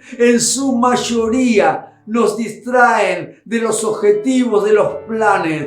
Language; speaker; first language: Spanish; native; Spanish